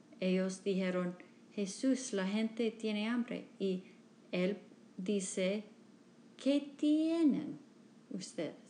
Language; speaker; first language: Spanish; non-native, learner; English